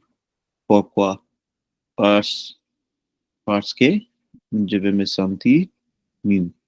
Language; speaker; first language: French; non-native, learner; Punjabi